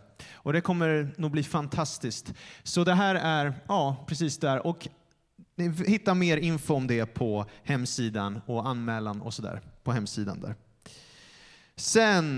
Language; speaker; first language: Swedish; native; Swedish